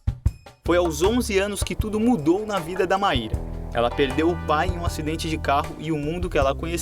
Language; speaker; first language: Portuguese; native; Portuguese